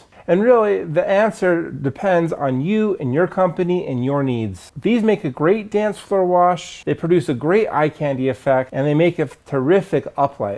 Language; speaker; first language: English; native; English